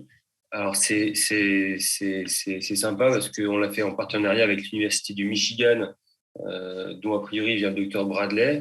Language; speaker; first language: French; native; French